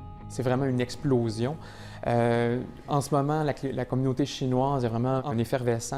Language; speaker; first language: French; native; French